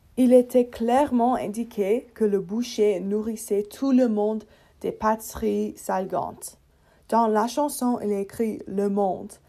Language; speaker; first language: French; non-native, learner; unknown